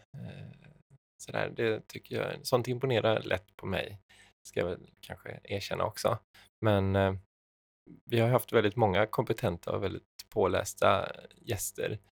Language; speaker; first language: Swedish; native; Swedish